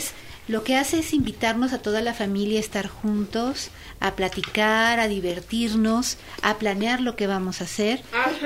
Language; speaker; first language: Spanish; native; Spanish